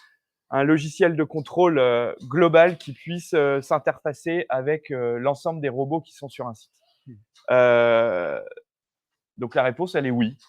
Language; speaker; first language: French; native; French